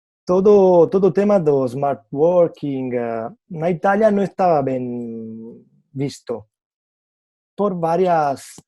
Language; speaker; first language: Portuguese; non-native, fluent; Italian